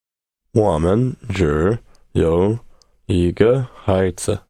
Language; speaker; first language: Chinese; non-native, learner; English